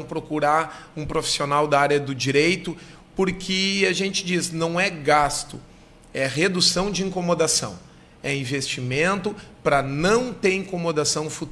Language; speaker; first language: Portuguese; native; Portuguese